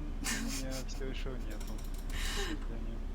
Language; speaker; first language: Russian; non-native, learner; English